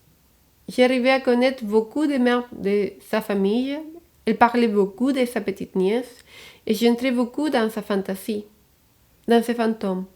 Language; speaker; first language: French; non-native, fluent; Spanish